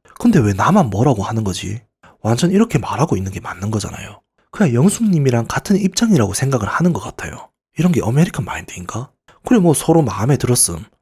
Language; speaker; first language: Korean; native; Korean